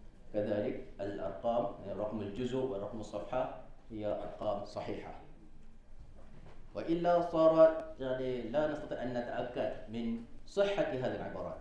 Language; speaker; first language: Arabic; non-native, fluent; Malay